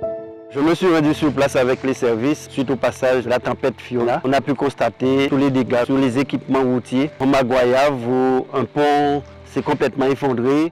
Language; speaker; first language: French; native; French